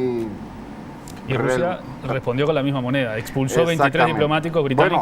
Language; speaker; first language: Spanish; native; Spanish